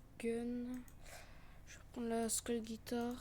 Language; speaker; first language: French; native; French